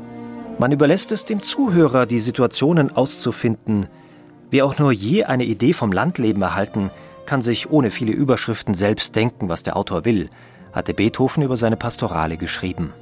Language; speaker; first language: German; native; German